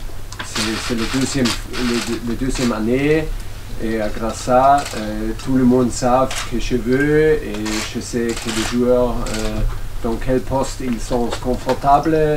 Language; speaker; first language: French; non-native, learner; German